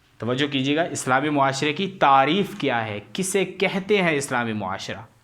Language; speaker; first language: Urdu; non-native, local second language; Punjabi